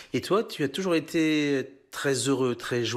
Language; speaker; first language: French; native; French